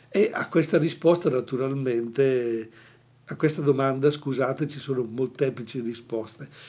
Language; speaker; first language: Italian; native; Italian